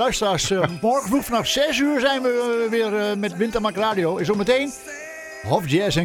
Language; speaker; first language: Dutch; native; Dutch